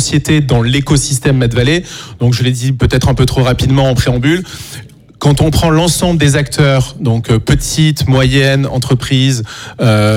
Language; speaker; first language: French; native; French